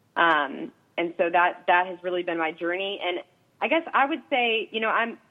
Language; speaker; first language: English; native; English